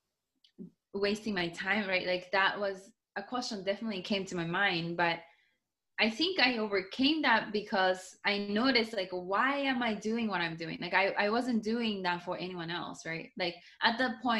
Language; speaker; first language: English; non-native, fluent; Japanese